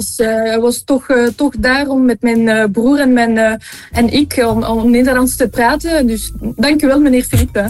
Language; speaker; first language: Dutch; non-native, local second language; French